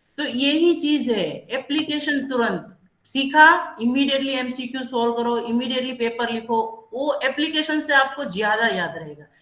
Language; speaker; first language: Hindi; non-native, local second language; Gujarati